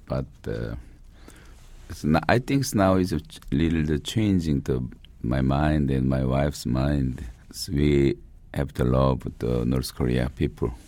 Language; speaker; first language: English; non-native, learner; Korean